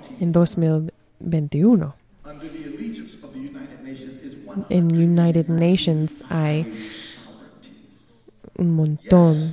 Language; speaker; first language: Spanish; non-native, learner; English